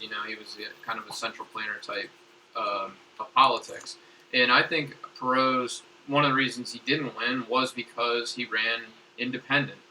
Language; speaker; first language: English; native; English